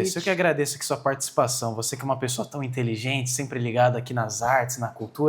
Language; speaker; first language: Portuguese; native; Portuguese